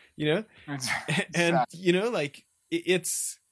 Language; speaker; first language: English; native; English